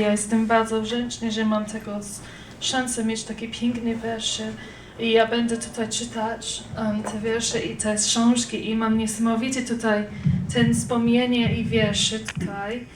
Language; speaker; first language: Polish; non-native, learner; English